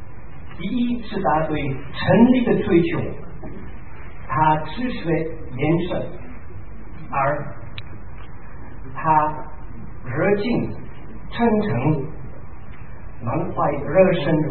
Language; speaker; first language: Chinese; non-native, fluent; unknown